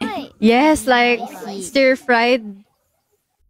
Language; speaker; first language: English; non-native, local second language; Filipino